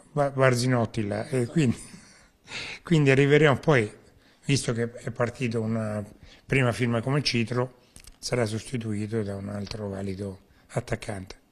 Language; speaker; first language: Italian; native; Italian